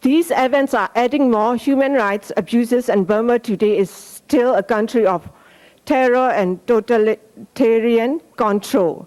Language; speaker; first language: English; non-native, fluent; Burmese